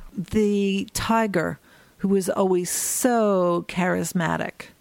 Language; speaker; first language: English; native; English